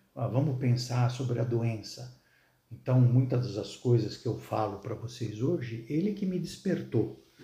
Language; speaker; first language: Portuguese; early bilingual, other home language; Arabic